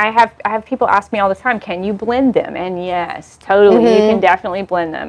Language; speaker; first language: English; native; English